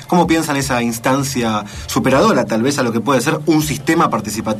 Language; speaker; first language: Spanish; native; Spanish